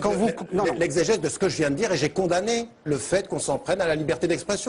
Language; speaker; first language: French; early bilingual, heritage; French